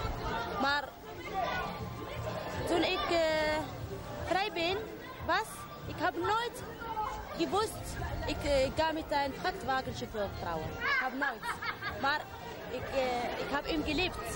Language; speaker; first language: Dutch; non-native, learner; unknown